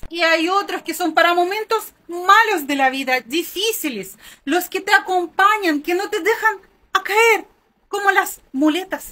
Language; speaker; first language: Spanish; non-native, fluent; Russian